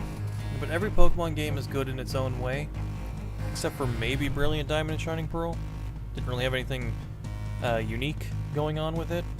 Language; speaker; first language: English; native; English